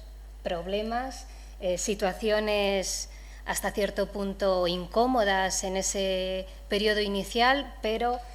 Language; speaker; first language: Spanish; native; Spanish